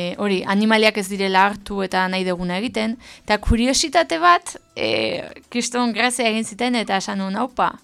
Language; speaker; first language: Basque; native; Basque